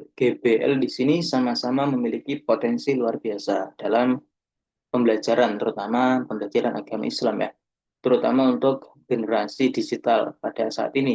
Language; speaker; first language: Indonesian; native; Indonesian